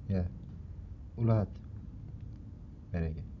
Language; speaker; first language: Dutch; non-native, learner; Turkish